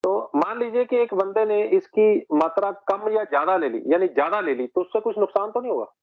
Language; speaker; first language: Hindi; non-native, local second language; Punjabi